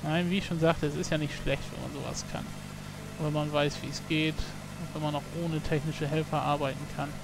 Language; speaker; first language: German; native; German